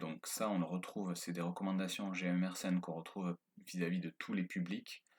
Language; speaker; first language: French; native; French